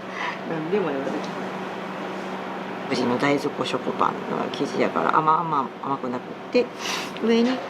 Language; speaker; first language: Japanese; native; Japanese